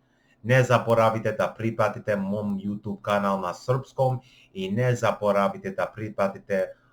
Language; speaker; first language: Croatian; non-native, learner; English